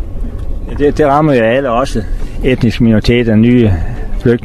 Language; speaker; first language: Danish; native; Danish